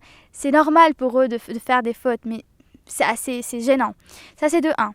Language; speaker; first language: French; non-native, local second language; Arabic